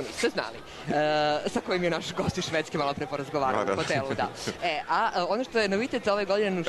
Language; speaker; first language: Serbian; native; Serbian